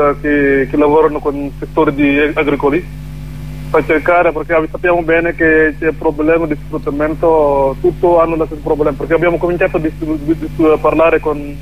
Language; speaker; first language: Italian; non-native, learner; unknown